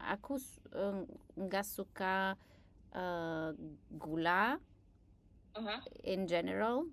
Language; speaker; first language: Indonesian; non-native, learner; English